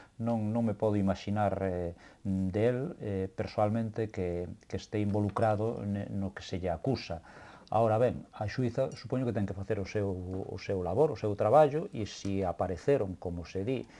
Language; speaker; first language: Galician; native; Galician